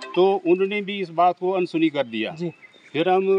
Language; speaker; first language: Hindi; native; Hindi